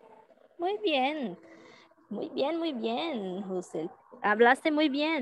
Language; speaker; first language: Spanish; non-native, learner; Portuguese